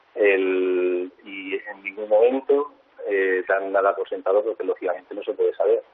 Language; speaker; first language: Spanish; native; Spanish